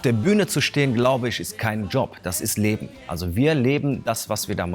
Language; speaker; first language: German; native; German